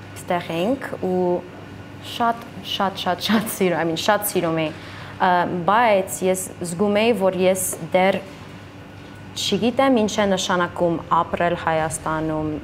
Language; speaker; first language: Armenian; early bilingual, heritage; English